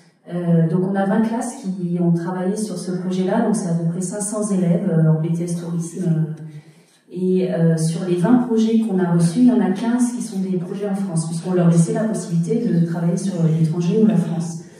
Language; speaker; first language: French; native; French